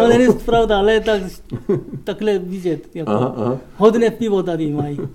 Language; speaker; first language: Czech; non-native, learner; Korean